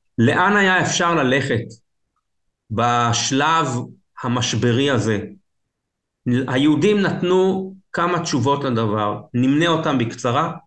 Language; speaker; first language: Hebrew; native; Hebrew